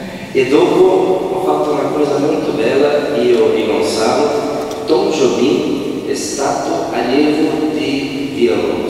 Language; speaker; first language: Italian; non-native, fluent; Portuguese